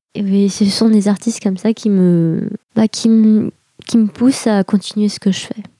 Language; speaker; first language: French; native; French